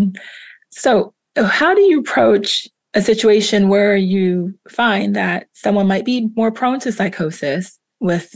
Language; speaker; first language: English; native; English